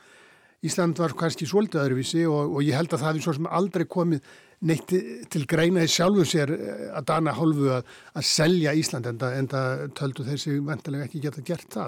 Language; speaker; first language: Icelandic; native; Icelandic